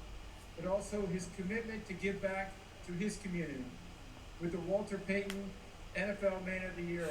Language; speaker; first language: English; native; English